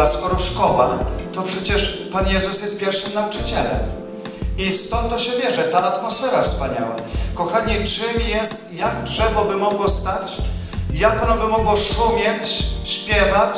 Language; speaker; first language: Polish; native; Polish